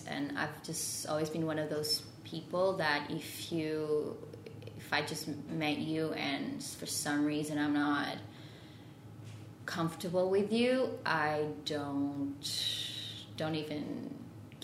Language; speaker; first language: English; non-native, fluent; Portuguese